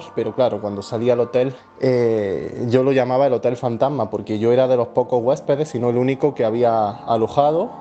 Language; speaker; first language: Spanish; native; Spanish